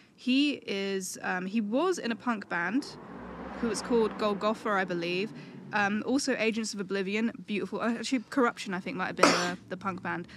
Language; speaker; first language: English; native; English